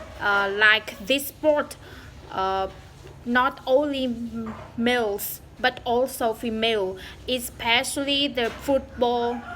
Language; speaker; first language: English; non-native, learner; Vietnamese